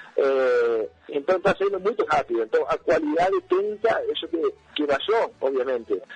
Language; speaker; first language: Portuguese; non-native, fluent; Spanish